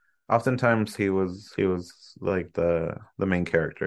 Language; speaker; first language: English; early bilingual, other home language; Spanish